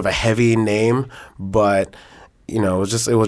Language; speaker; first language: English; native; English